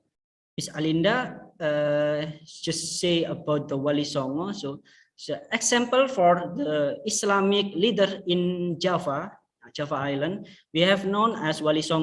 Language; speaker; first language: English; non-native, fluent; Indonesian